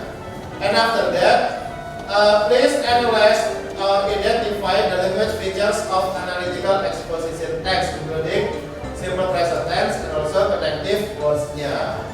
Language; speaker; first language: English; non-native, fluent; Indonesian